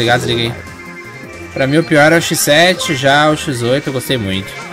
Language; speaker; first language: Portuguese; native; Portuguese